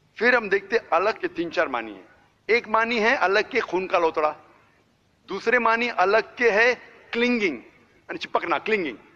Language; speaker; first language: Hindi; non-native, local second language; Konkani